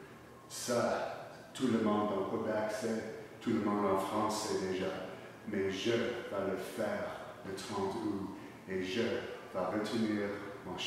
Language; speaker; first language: French; non-native, learner; English